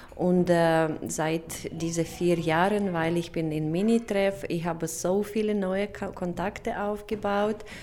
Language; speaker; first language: German; non-native, learner; Russian